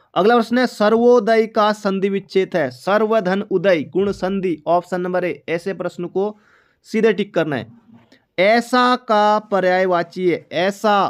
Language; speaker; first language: Hindi; native; Hindi